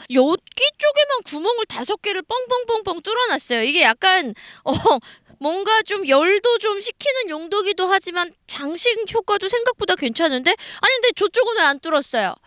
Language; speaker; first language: Korean; native; Korean